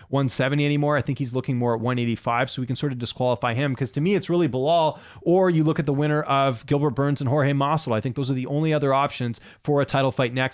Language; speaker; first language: English; native; English